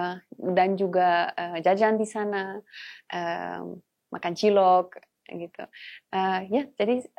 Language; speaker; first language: Indonesian; non-native, fluent; Polish